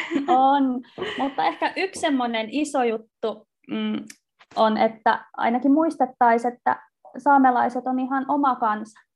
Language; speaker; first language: Finnish; native; Finnish